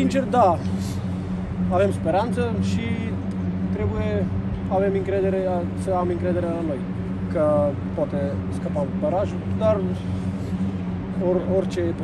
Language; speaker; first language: Romanian; non-native, learner; Macedonian